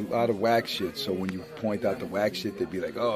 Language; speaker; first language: English; native; English